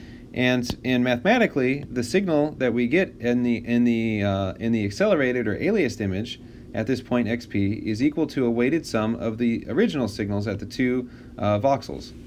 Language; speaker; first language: English; native; English